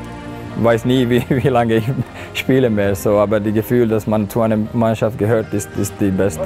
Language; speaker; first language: German; non-native, fluent; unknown